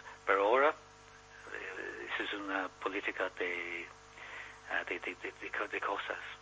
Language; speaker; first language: Spanish; non-native, learner; English